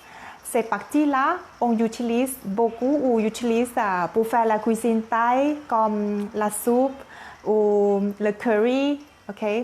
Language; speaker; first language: French; non-native, learner; Thai